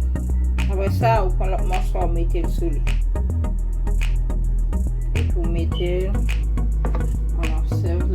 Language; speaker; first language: French; non-native, local second language; Haitian Creole